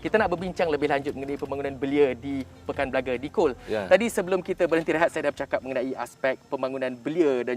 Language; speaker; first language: Malay; native; Malay